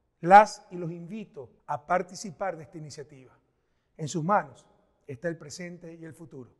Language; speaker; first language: Spanish; native; Spanish